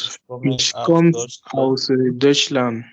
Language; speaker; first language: German; non-native, learner; French